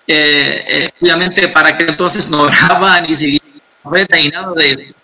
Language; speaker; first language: Spanish; non-native, fluent; Arabic